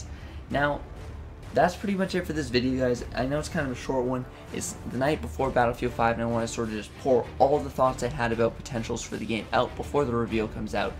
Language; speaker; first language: English; native; English